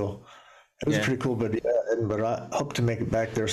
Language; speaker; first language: English; native; English